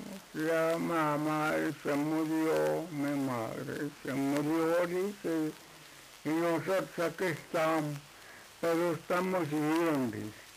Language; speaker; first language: Spanish; non-native, local second language; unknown